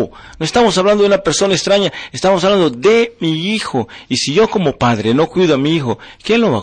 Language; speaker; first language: Spanish; native; Spanish